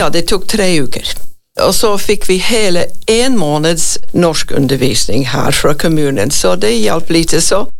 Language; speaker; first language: Norwegian; non-native, fluent; English